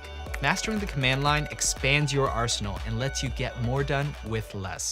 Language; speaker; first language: English; native; English